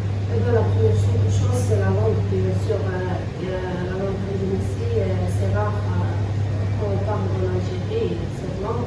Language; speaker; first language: French; non-native, local second language; Arabic